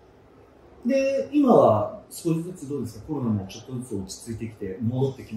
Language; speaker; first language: Japanese; native; Japanese